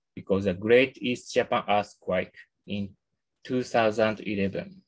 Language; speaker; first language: English; non-native, learner; Japanese